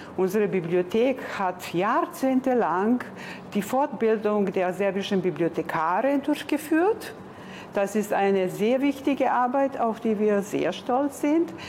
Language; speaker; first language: German; non-native, fluent; Serbian